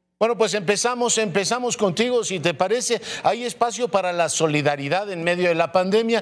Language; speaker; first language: Spanish; native; Spanish